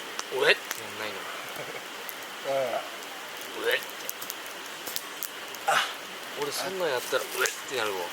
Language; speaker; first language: Japanese; native; Japanese